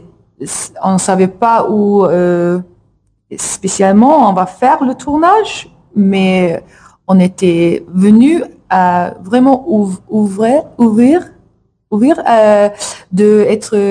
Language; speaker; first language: French; non-native, learner; English